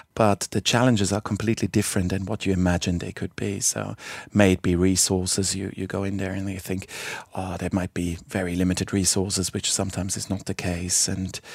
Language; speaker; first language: English; non-native, fluent; Swiss German